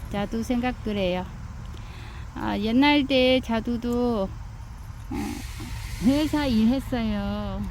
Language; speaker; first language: Korean; non-native, learner; Vietnamese